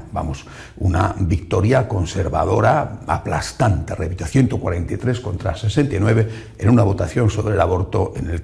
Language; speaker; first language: Spanish; native; Spanish